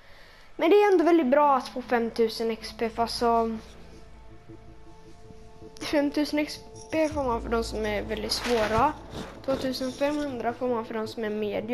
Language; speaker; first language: Swedish; native; Swedish